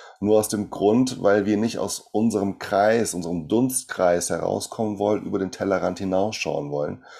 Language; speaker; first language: German; early bilingual, other home language; Portuguese